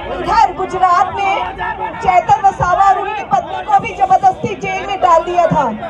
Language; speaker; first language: Hindi; native; Hindi